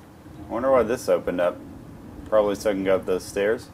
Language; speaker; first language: English; native; English